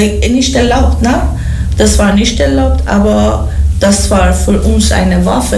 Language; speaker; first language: German; non-native, learner; Persian